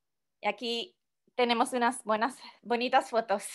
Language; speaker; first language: Spanish; non-native, fluent; English